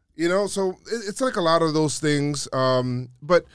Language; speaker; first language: English; native; English